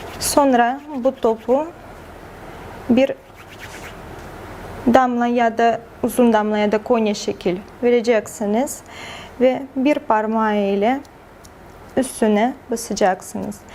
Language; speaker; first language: Turkish; non-native, fluent; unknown